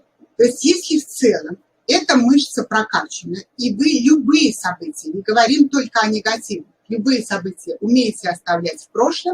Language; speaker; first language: Russian; native; Russian